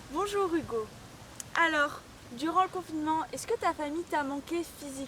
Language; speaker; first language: French; native; French